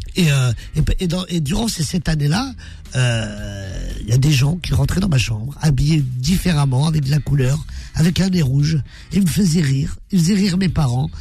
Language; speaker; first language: French; early bilingual, other home language; Arabic